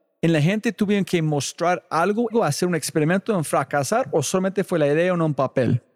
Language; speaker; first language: Spanish; non-native, learner; English